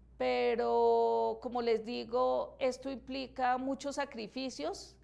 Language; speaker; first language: Spanish; native; Spanish